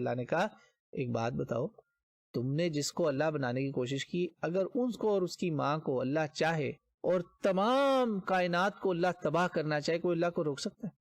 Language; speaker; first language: Urdu; native; Urdu